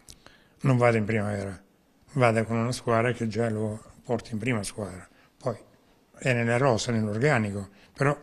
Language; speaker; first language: Italian; native; Italian